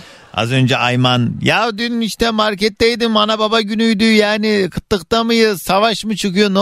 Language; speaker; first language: Turkish; native; Turkish